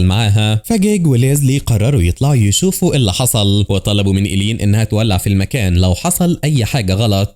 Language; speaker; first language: Arabic; native; Arabic